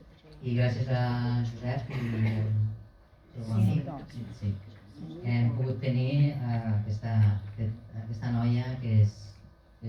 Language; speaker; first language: Catalan; native; Catalan